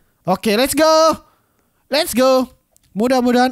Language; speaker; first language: English; non-native, learner; Indonesian